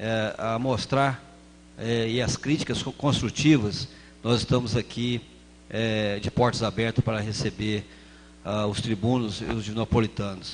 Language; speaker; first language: Portuguese; native; Portuguese